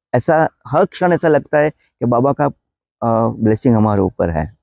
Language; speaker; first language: Hindi; non-native, local second language; Gujarati